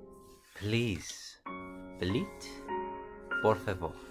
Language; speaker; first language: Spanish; non-native, learner; English